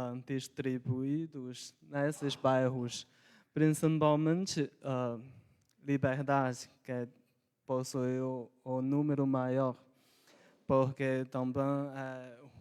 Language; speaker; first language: Portuguese; non-native, local second language; Chinese